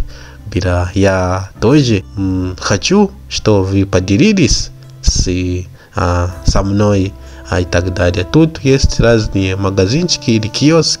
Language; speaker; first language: Russian; non-native, learner; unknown